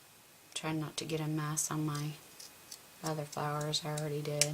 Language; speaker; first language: English; native; English